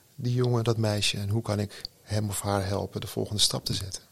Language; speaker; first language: Dutch; native; Dutch